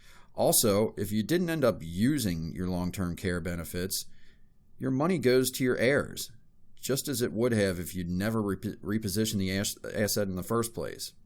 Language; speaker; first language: English; native; English